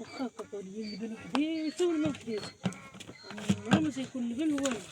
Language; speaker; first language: Arabic; native; Arabic